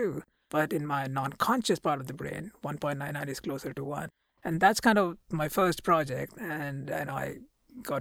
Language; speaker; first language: English; non-native, local second language; Malayalam